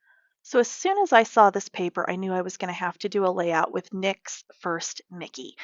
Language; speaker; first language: English; native; English